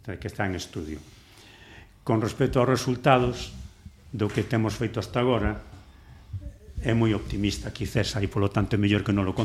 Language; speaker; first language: Galician; native; Galician